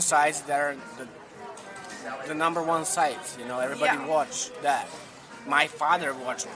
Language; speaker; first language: English; non-native, learner; Serbian